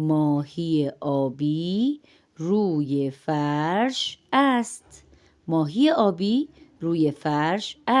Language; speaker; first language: Persian; non-native, fluent; Urdu